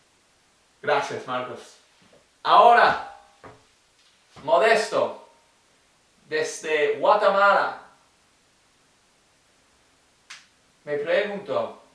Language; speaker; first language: Spanish; non-native, learner; English